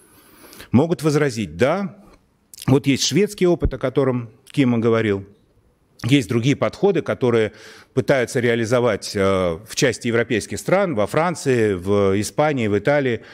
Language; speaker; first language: Russian; native; Russian